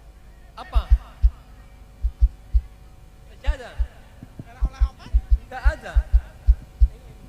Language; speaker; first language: Indonesian; non-native, fluent; Arabic